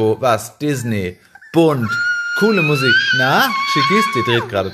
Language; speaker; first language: German; non-native, fluent; Spanish